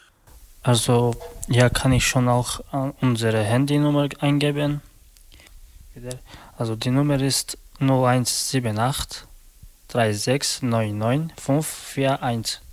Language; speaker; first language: German; non-native, learner; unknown